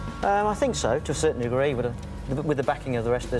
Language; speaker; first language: English; native; English